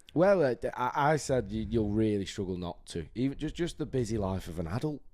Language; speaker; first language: English; native; English